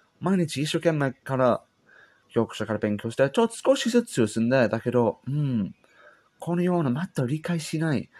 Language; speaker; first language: Japanese; non-native, learner; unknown